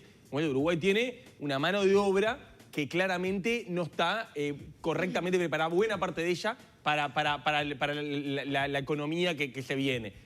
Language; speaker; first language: Spanish; native; Spanish